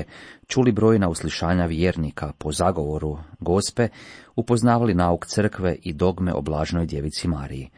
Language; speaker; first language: Croatian; native; Croatian